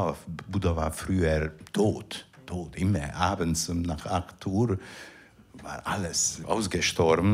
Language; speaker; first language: German; non-native, fluent; Hungarian